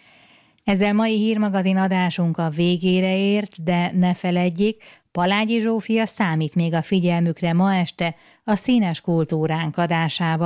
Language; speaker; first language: Hungarian; native; Hungarian